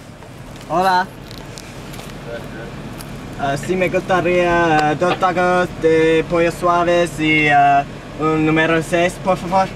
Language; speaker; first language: Spanish; non-native, learner; English